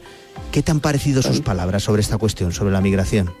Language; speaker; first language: Spanish; native; Spanish